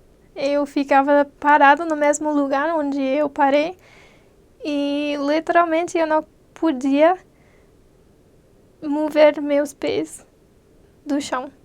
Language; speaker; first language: Portuguese; non-native, fluent; English